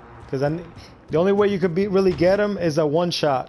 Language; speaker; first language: English; early bilingual, other home language; Spanish